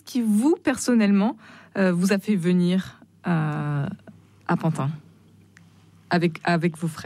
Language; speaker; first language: French; native; French